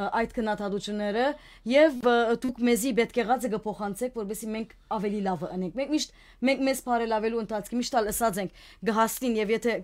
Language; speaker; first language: Armenian; native; Armenian